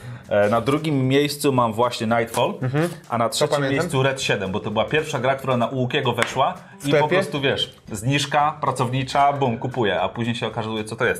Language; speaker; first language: Polish; native; Polish